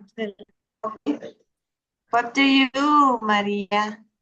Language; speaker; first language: English; non-native, learner; Spanish